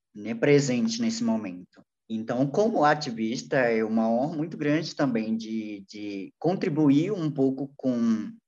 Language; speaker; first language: Portuguese; non-native, local second language; Ticuna